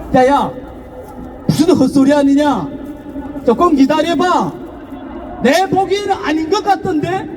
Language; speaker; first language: Korean; native; Korean